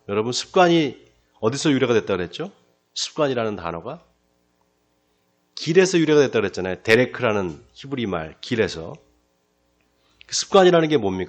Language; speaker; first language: Korean; native; Korean